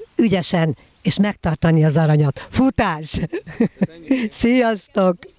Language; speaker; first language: Hungarian; native; Hungarian